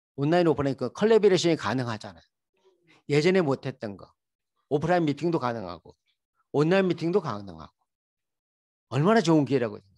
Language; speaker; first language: Korean; native; Korean